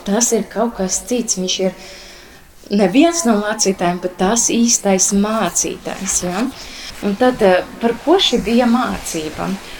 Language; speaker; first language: Latvian; non-native, local second language; Russian